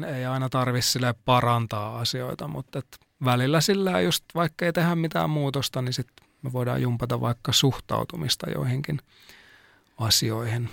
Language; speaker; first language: Finnish; native; Finnish